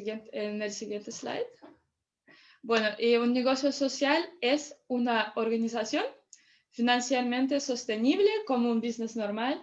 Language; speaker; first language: Spanish; non-native, fluent; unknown